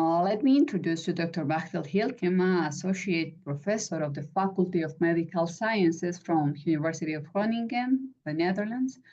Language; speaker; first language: English; non-native, fluent; Spanish